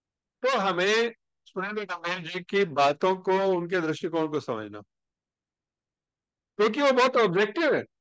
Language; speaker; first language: Hindi; native; Hindi